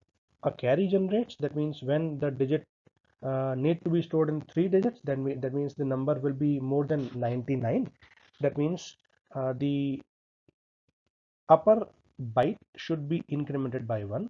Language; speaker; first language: English; non-native, local second language; Hindi